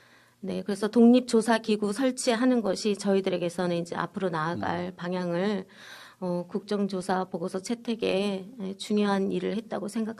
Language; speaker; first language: Korean; native; Korean